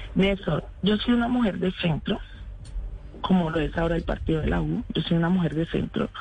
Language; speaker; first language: Spanish; native; Spanish